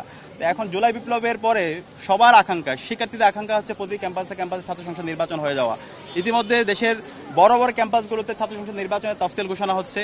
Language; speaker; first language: Bangla; native; Bangla